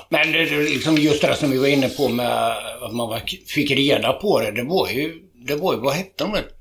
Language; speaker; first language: Swedish; native; Swedish